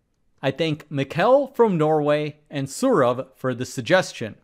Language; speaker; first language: English; native; English